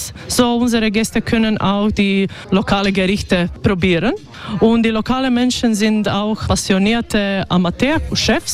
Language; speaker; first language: German; non-native, fluent; Croatian